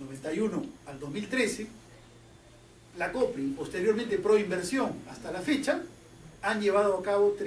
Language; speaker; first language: Spanish; native; Spanish